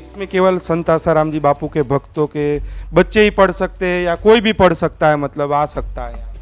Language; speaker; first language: Hindi; non-native, local second language; Gujarati